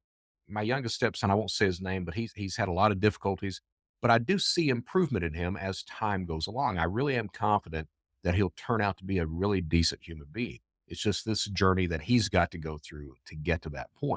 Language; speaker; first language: English; native; English